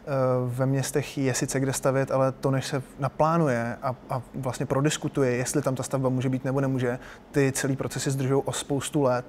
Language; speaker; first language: Czech; native; Czech